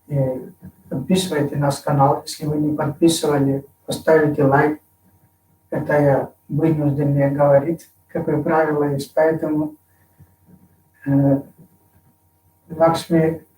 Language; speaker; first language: Russian; non-native, fluent; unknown